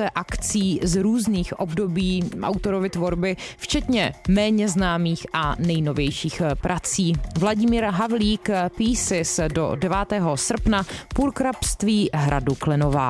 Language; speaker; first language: Czech; native; Czech